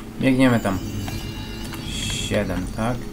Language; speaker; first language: Polish; native; Polish